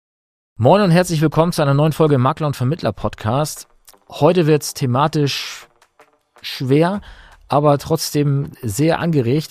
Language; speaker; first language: German; native; German